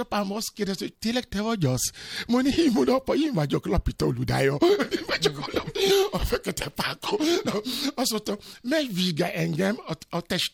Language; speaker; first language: Hungarian; non-native, fluent; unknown